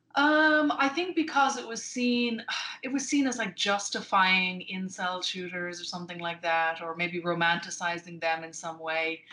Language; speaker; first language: English; native; English